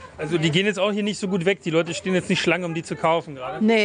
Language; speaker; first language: German; native; German